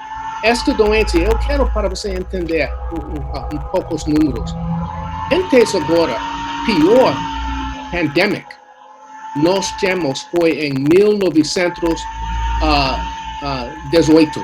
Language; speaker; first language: Portuguese; non-native, learner; English